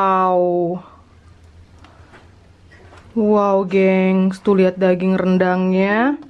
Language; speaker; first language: Indonesian; native; Indonesian